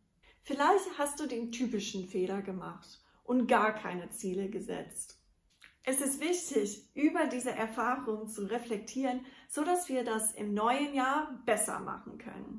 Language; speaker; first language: German; non-native, fluent; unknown